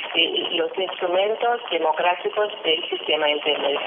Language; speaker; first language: Spanish; non-native, fluent; English